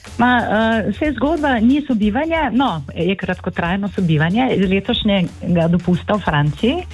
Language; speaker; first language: Slovenian; native; Slovenian